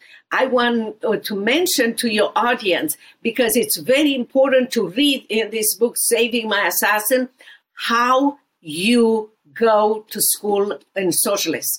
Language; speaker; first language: English; non-native, fluent; Romanian